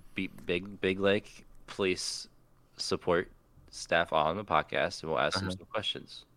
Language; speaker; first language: English; native; English